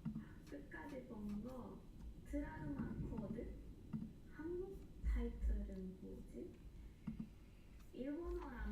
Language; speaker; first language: Korean; non-native, fluent; Japanese